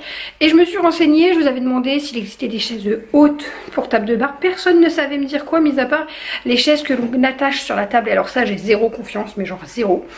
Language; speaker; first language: French; native; French